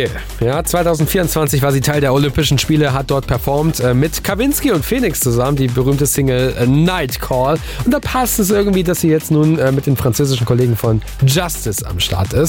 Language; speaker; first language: German; native; German